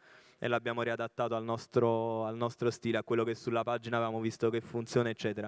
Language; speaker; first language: Italian; native; Italian